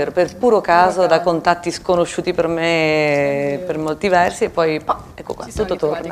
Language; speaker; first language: Italian; native; Italian